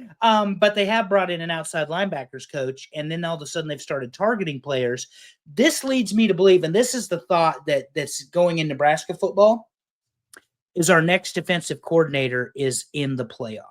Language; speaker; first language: English; native; English